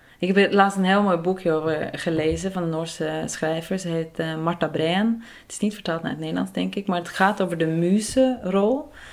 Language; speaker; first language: Dutch; non-native, fluent; Norwegian